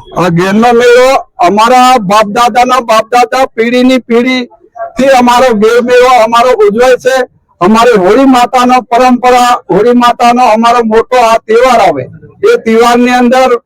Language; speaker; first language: Gujarati; non-native, local second language; Rathawi